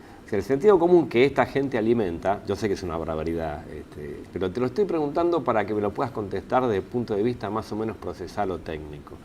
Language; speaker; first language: Spanish; native; Spanish